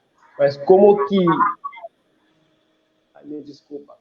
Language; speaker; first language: Portuguese; non-native, local second language; Haitian Creole